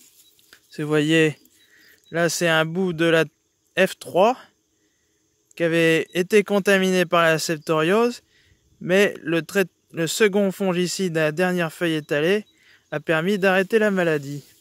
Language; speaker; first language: French; native; French